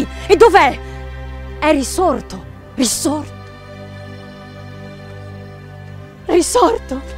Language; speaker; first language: Italian; native; Italian